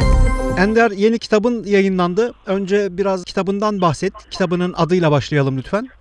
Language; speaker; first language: Turkish; native; Turkish